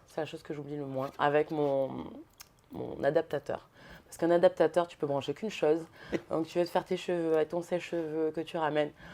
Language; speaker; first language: French; native; French